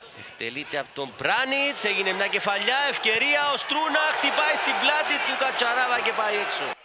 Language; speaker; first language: Greek; native; Greek